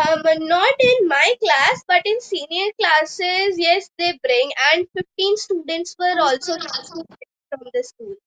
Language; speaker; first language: English; non-native, local second language; Hindi